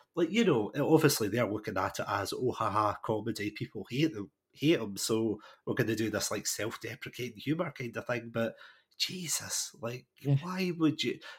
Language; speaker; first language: English; native; English